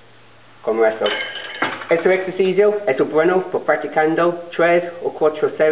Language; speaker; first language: Spanish; non-native, learner; English